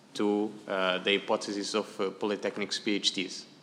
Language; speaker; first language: English; non-native, fluent; Portuguese